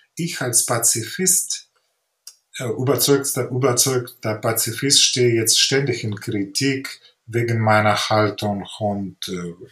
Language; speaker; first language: German; non-native, fluent; Ukrainian